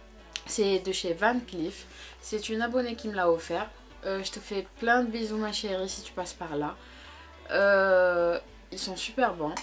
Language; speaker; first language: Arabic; early bilingual, heritage; Arabic